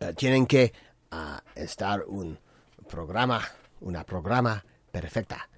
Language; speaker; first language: Spanish; non-native, learner; English